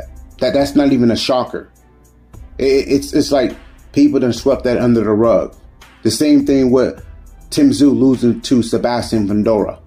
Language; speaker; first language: English; native; English